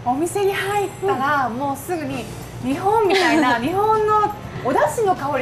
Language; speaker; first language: Japanese; native; Japanese